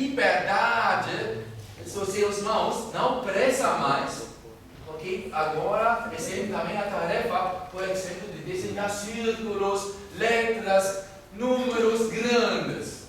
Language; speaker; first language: Portuguese; non-native, fluent; German